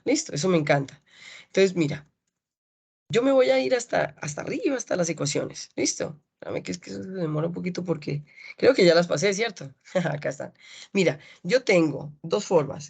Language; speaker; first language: Spanish; native; Spanish